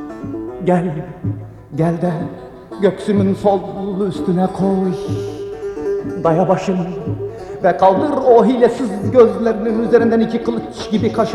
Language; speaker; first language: Turkish; native; Turkish